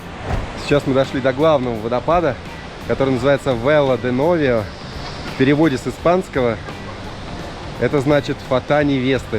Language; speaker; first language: Russian; native; Russian